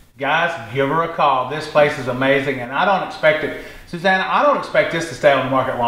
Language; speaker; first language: English; native; English